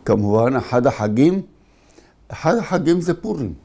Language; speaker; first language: Hebrew; early bilingual, other home language; Arabic